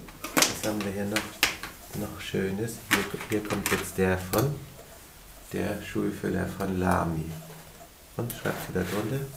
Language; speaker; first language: German; native; German